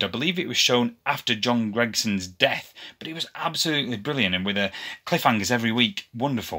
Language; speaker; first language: English; native; English